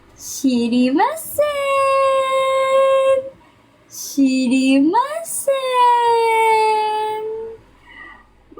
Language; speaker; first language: Japanese; non-native, learner; Filipino